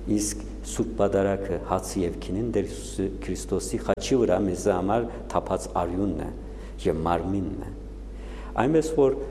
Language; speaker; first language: Armenian; native; Armenian